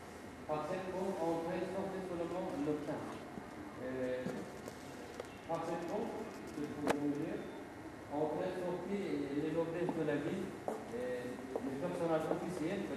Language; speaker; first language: French; non-native, fluent; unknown